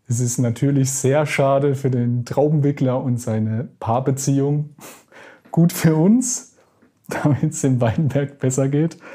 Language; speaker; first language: German; native; German